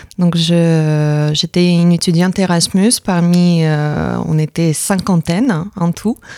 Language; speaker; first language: French; non-native, fluent; Latvian